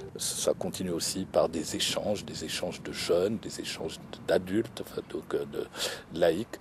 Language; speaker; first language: French; native; French